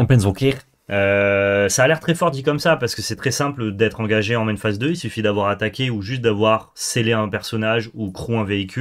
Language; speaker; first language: French; native; French